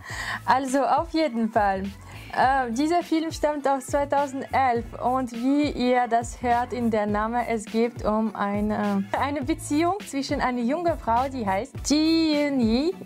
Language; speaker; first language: German; non-native, fluent; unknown